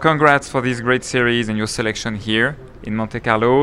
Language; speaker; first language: English; non-native, fluent; French